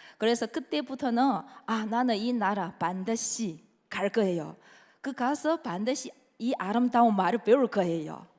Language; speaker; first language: Korean; non-native, fluent; Chinese